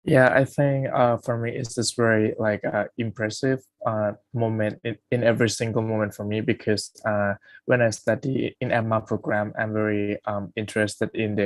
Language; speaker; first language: English; non-native, fluent; Thai